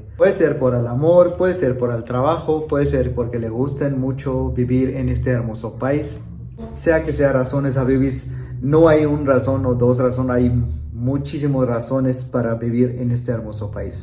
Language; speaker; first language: Spanish; non-native, fluent; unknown